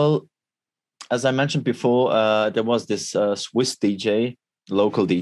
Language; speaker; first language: English; non-native, fluent; Swiss German